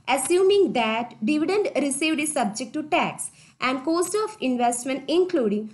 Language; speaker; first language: English; non-native, local second language; Malayalam